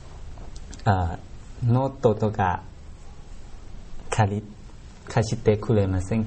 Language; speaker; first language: Japanese; non-native, learner; Thai